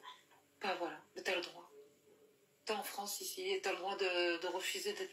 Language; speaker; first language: French; native; French